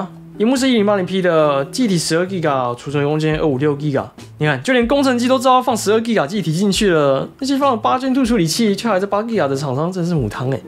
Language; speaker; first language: Chinese; native; Chinese